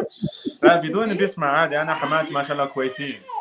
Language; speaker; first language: Arabic; non-native, learner; Chinese